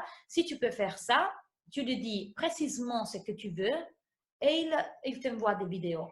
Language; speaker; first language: French; non-native, fluent; Italian